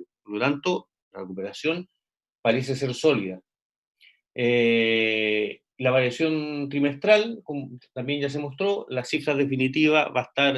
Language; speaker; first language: Spanish; native; Spanish